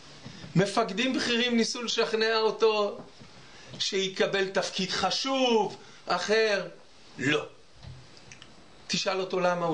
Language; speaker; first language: Hebrew; non-native, fluent; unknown